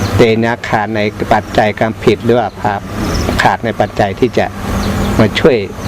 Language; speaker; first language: Thai; non-native, local second language; Hmong